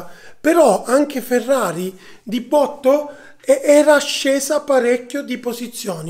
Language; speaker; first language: Italian; native; Italian